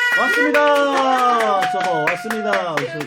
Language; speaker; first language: Korean; native; Korean